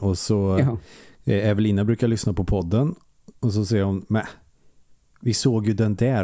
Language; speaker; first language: Swedish; native; Swedish